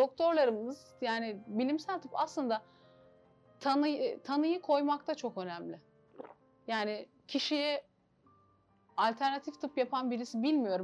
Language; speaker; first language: Turkish; native; Turkish